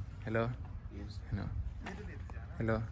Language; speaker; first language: English; non-native, fluent; Italian